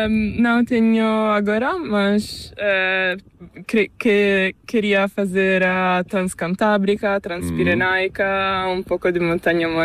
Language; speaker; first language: Spanish; non-native, learner; Portuguese